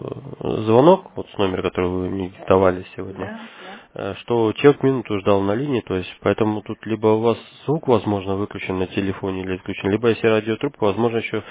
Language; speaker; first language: Russian; native; Russian